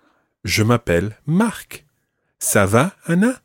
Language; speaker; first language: French; non-native, fluent; English